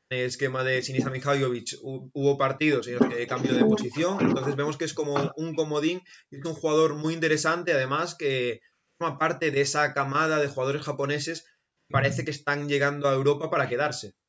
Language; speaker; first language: Spanish; native; Spanish